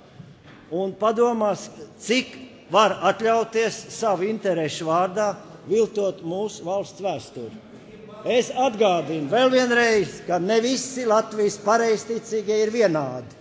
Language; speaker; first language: Latvian; native; Latvian